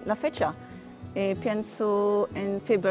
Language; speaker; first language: Spanish; non-native, learner; French